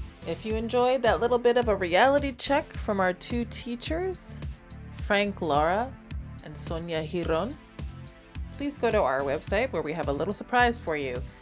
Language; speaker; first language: English; native; English